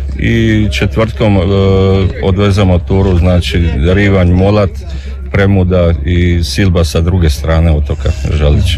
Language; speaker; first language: Croatian; native; Croatian